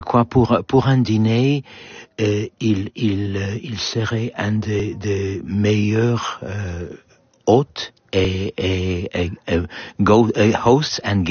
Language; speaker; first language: French; non-native, fluent; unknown